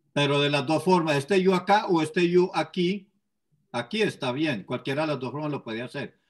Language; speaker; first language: Spanish; native; Spanish